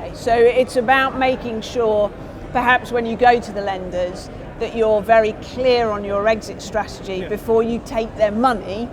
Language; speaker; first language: English; native; English